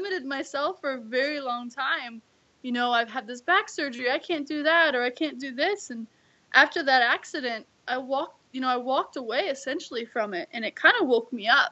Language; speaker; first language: English; native; English